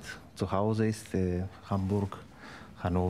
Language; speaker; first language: German; non-native, fluent; Ukrainian